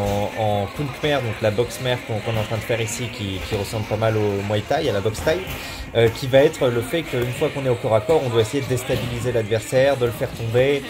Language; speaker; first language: French; native; French